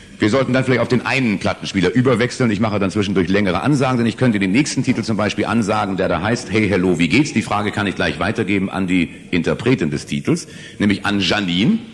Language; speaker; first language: German; native; German